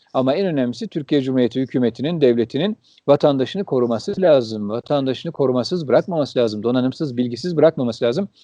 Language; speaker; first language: Turkish; early bilingual, heritage; Turkish